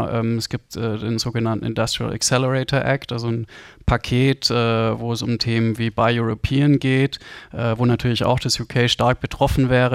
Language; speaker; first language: German; native; German